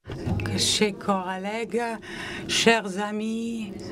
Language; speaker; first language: French; non-native, local second language; Latvian